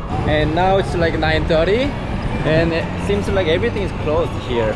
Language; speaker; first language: English; non-native, fluent; Korean